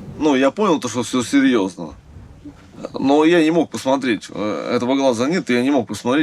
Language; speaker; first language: Russian; native; Russian